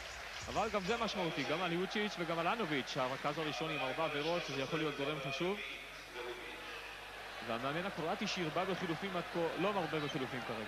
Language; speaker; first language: Hebrew; native; Hebrew